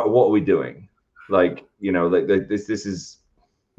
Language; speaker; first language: English; native; English